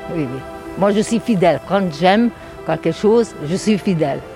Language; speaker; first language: French; non-native, fluent; Hungarian